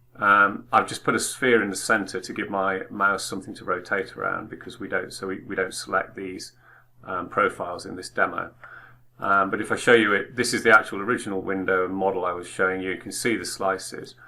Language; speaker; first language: English; native; English